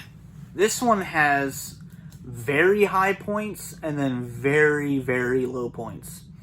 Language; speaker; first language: English; native; English